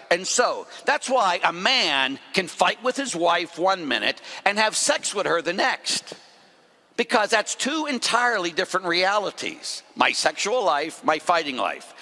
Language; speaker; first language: English; native; English